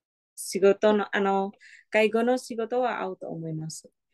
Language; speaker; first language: Japanese; non-native, learner; Indonesian